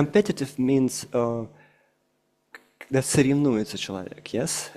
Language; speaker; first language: English; non-native, fluent; Russian